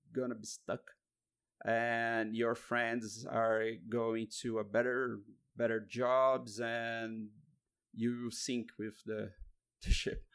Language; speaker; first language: English; non-native, fluent; Portuguese